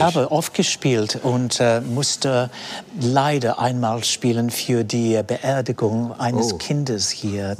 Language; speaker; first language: German; non-native, fluent; English